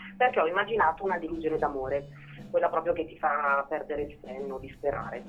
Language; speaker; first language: Italian; native; Italian